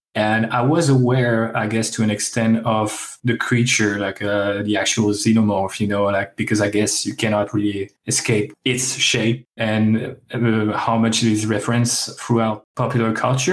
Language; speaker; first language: English; non-native, fluent; French